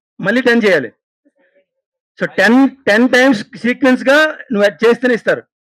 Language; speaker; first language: Telugu; native; Telugu